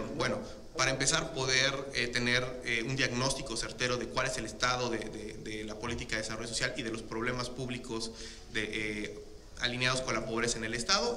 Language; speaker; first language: Spanish; native; Spanish